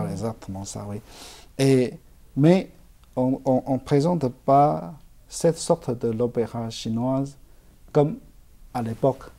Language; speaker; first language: French; non-native, fluent; Chinese